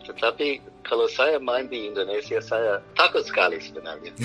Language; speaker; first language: Indonesian; non-native, fluent; English